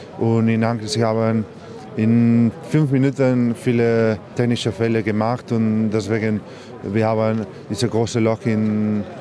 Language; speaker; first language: German; non-native, learner; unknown